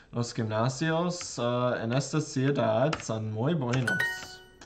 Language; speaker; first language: Spanish; non-native, learner; English